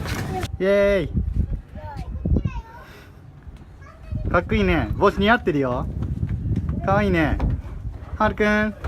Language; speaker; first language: Japanese; native; Japanese